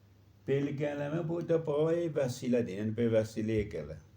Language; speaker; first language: Persian; non-native, local second language; Azerbaijani